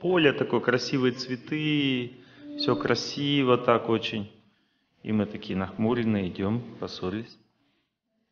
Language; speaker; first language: Russian; native; Russian